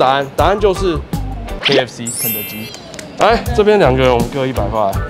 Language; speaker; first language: Chinese; native; Chinese